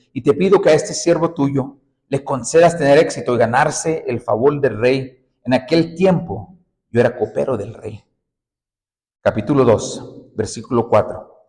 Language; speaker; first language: Spanish; early bilingual, heritage; Spanish